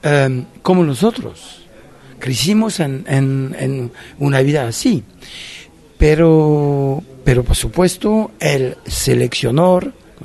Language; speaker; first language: Spanish; non-native, fluent; French